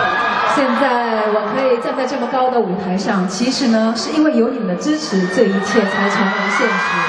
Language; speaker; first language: Chinese; native; Chinese